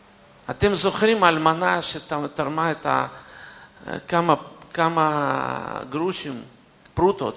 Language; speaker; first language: Hebrew; non-native, fluent; Russian